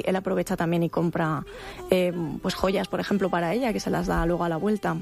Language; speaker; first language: Spanish; native; Spanish